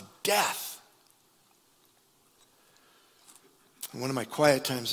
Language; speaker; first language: English; native; English